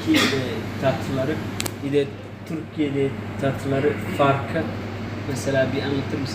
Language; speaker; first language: Turkish; non-native, learner; Somali